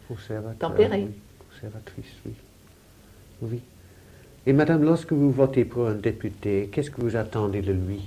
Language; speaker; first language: French; non-native, fluent; English